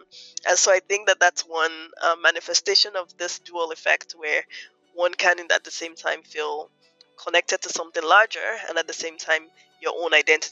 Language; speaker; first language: English; non-native, local second language; Yoruba